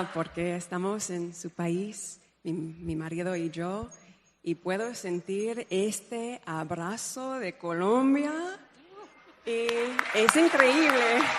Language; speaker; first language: Spanish; non-native, fluent; English